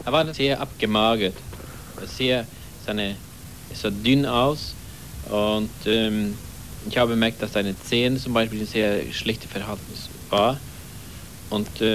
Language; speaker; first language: German; non-native, fluent; Norwegian